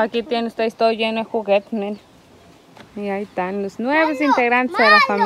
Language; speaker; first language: Spanish; native; Spanish